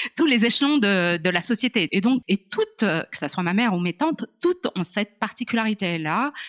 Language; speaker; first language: French; non-native, local second language; Arabic